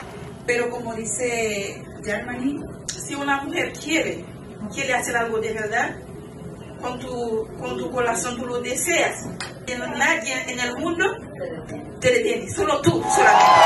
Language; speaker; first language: Spanish; non-native, fluent; Haitian Creole